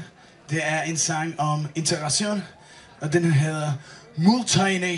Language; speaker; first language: Danish; non-native, learner; Spanish